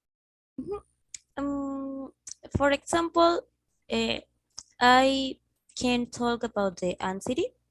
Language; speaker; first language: English; non-native, learner; Spanish